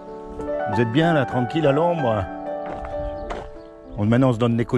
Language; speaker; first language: French; native; French